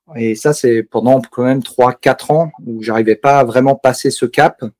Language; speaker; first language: French; native; French